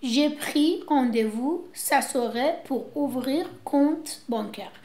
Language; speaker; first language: French; non-native, fluent; Persian